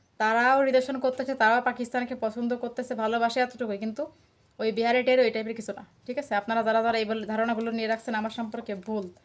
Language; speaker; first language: Bangla; native; Bangla